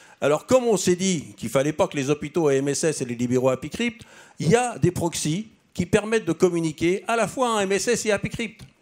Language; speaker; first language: French; native; French